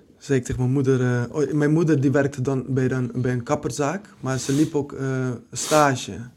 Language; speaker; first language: Dutch; early bilingual, other home language; Kurdish